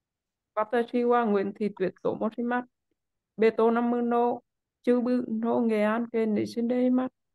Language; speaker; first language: Japanese; non-native, learner; Vietnamese